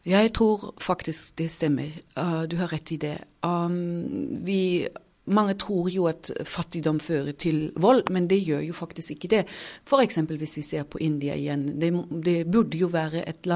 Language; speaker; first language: Norwegian; non-native, fluent; German